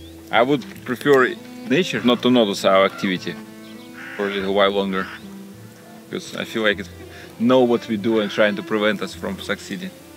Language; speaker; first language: English; non-native, fluent; Russian